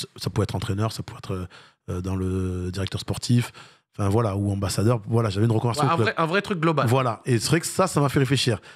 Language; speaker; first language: French; native; French